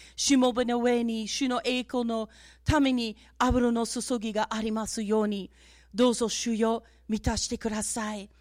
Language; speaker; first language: Japanese; non-native, fluent; English